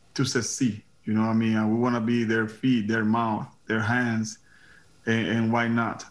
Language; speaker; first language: English; non-native, fluent; Spanish